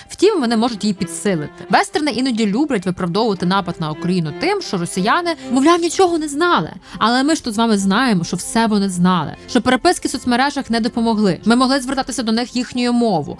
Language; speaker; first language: Ukrainian; native; Ukrainian